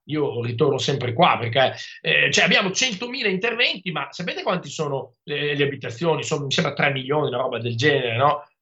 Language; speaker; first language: Italian; native; Italian